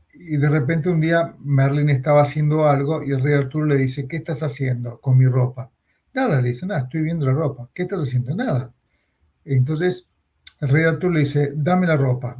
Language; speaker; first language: Spanish; native; Spanish